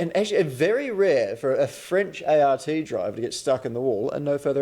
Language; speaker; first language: English; native; English